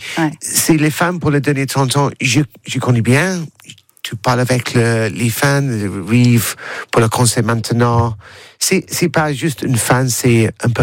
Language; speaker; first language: French; non-native, learner; English